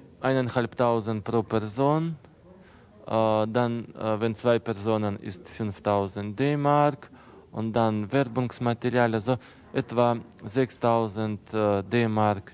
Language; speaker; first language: German; non-native, learner; Russian